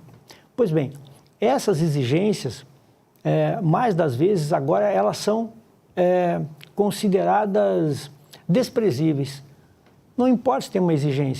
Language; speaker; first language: Portuguese; native; Portuguese